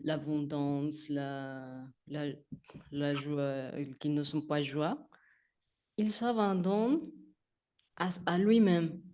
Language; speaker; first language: French; non-native, learner; Spanish